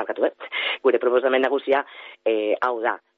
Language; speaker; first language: Basque; non-native, local second language; Spanish